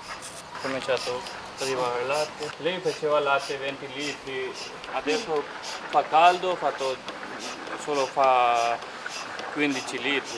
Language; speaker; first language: Italian; non-native, learner; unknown